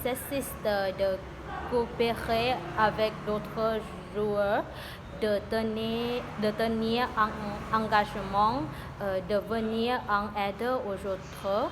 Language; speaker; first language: French; non-native, learner; Vietnamese